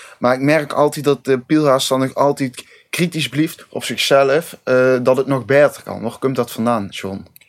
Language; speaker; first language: Dutch; native; Dutch